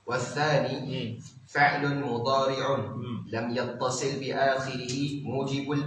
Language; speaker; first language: Arabic; non-native, learner; Malay